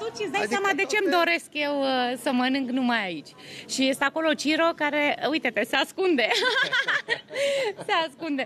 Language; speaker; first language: Romanian; native; Romanian